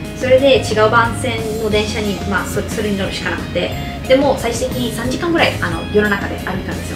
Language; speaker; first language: Japanese; non-native, fluent; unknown